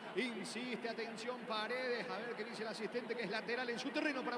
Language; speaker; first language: Spanish; native; Spanish